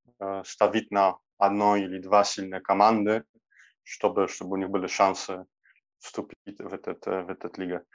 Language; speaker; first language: Russian; non-native, learner; Polish